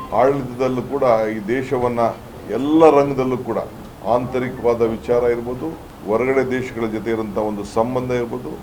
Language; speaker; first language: Kannada; native; Kannada